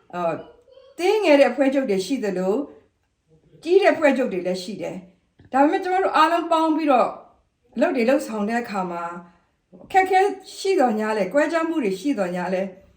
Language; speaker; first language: Burmese; non-native, local second language; S'gaw Karen